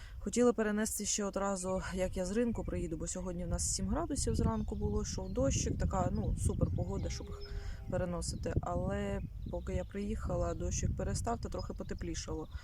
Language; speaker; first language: Ukrainian; non-native, local second language; Russian